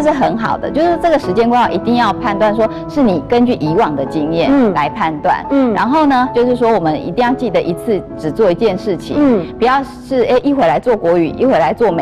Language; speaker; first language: Chinese; native; Chinese